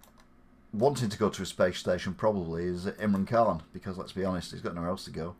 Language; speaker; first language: English; native; English